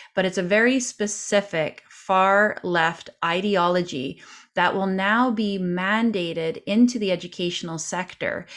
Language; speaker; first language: English; native; English